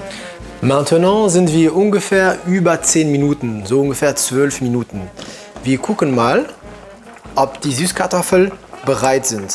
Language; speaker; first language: German; non-native, fluent; French